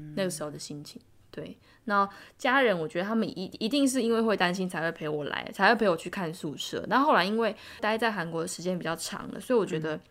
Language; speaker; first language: Chinese; native; Chinese